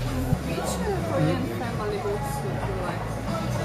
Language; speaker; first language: English; non-native, learner; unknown